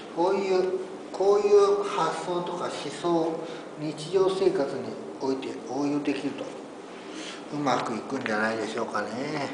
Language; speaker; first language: Japanese; native; Japanese